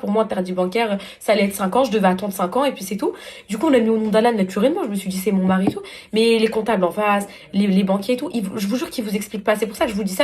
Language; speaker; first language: French; native; French